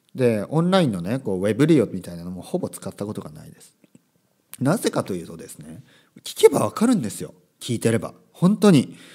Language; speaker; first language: Japanese; native; Japanese